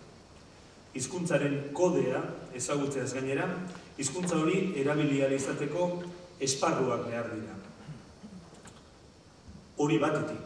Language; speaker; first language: Basque; native; Basque